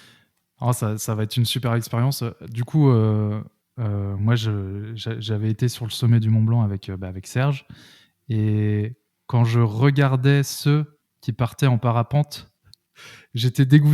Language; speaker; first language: French; native; French